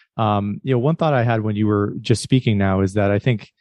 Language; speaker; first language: English; native; English